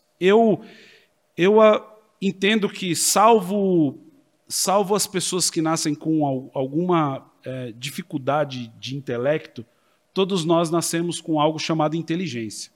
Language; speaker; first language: Portuguese; native; Portuguese